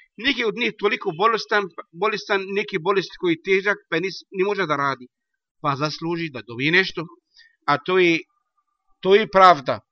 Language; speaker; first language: Bosnian; non-native, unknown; Arabic